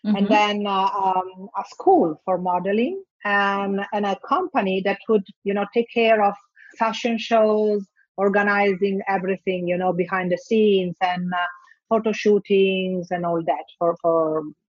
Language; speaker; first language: English; non-native, fluent; Italian